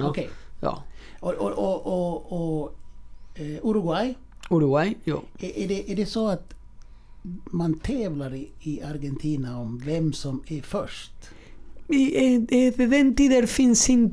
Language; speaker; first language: Swedish; native; Swedish